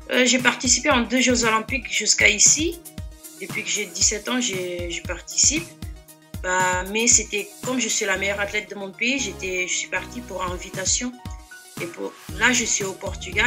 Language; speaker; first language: French; non-native, fluent; Portuguese